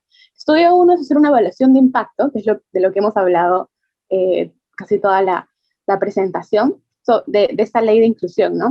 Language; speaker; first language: Spanish; native; Spanish